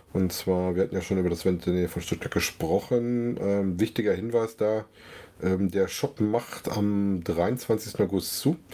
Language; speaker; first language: German; native; German